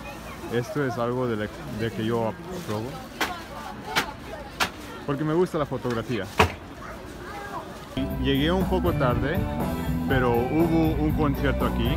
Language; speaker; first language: Spanish; early bilingual, heritage; Spanish